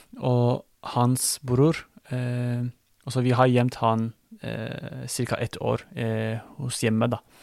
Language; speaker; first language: Norwegian; non-native, fluent; Turkish